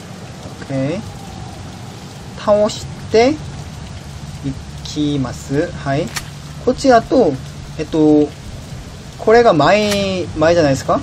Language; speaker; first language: Japanese; non-native, learner; Korean